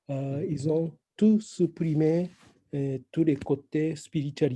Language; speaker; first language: French; non-native, fluent; Japanese